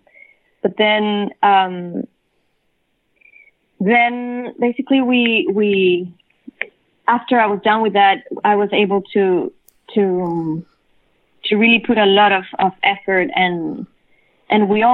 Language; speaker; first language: English; non-native, fluent; Spanish